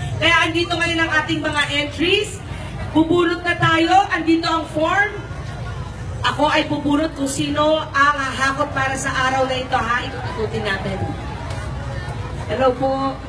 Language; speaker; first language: Filipino; native; Filipino